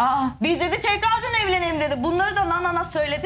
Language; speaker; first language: Turkish; native; Turkish